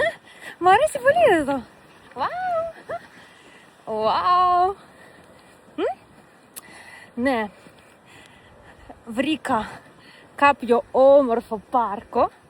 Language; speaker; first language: Greek; non-native, fluent; Russian